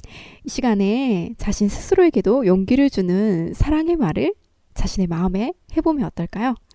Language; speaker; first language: Korean; native; Korean